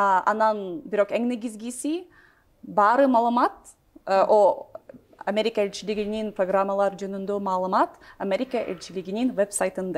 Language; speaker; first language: Kyrgyz; non-native, learner; English